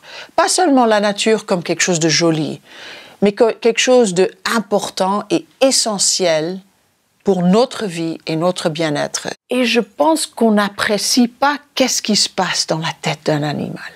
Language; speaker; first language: French; non-native, fluent; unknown